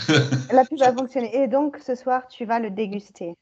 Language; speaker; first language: French; native; French